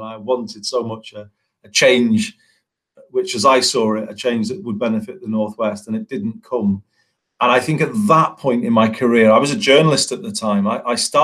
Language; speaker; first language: English; native; English